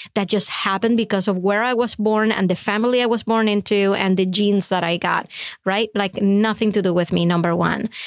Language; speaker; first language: English; non-native, fluent; Spanish